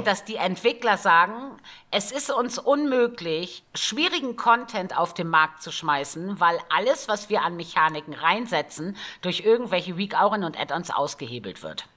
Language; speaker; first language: German; native; German